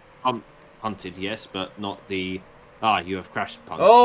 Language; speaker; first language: English; native; English